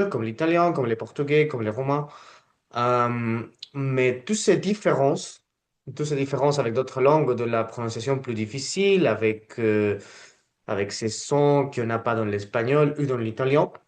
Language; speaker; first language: French; non-native, fluent; Spanish